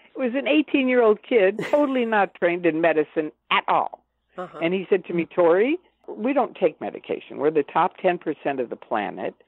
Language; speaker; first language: English; native; English